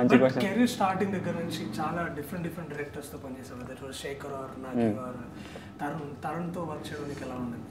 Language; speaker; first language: Telugu; native; Telugu